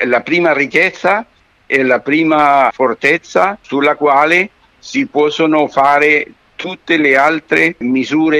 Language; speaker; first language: Italian; non-native, fluent; Spanish